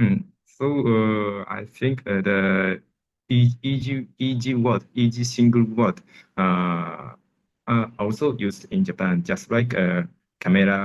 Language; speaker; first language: English; non-native, learner; Japanese